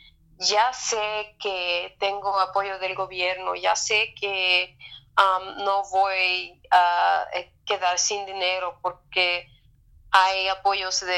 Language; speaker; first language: Spanish; non-native, fluent; German